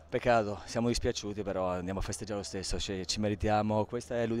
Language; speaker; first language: Italian; native; Italian